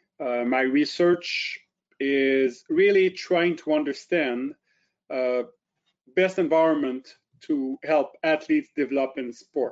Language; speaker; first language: English; non-native, fluent; French